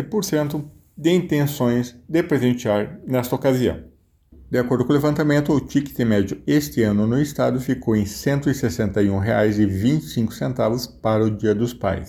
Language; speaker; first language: Portuguese; native; Portuguese